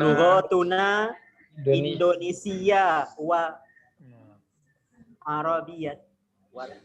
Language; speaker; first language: Arabic; non-native, learner; Indonesian